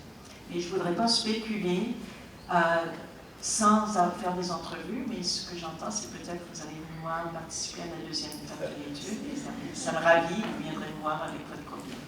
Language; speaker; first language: French; native; French